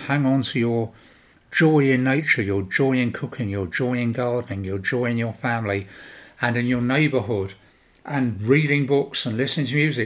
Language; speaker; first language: English; native; English